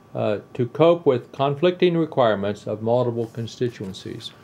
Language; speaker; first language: English; native; English